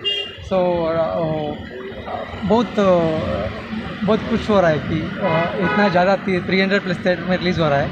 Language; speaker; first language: Hindi; non-native, local second language; Kannada